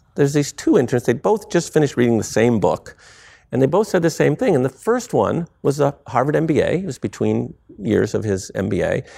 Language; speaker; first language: English; native; English